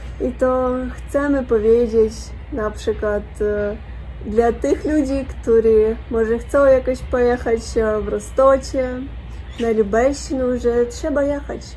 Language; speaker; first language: Polish; non-native, learner; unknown